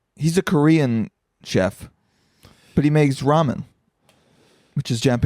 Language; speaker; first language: English; native; English